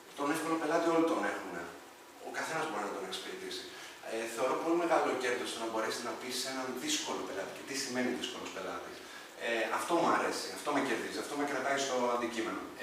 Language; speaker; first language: Greek; early bilingual, other home language; Arabic